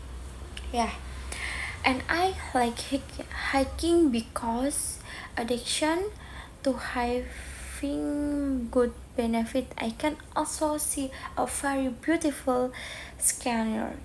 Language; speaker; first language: English; non-native, learner; Indonesian